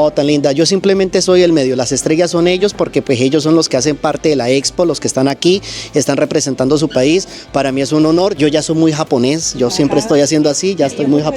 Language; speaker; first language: Spanish; native; Spanish